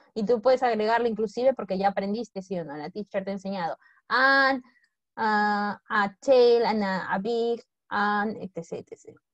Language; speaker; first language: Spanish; native; Spanish